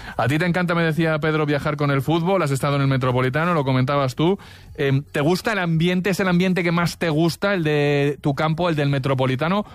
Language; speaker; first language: Spanish; native; Spanish